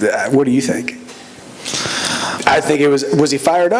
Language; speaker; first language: English; native; English